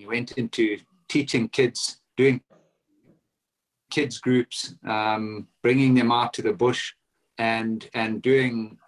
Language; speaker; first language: English; native; English